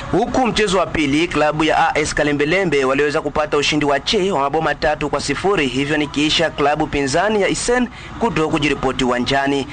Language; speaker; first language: Swahili; non-native, local second language; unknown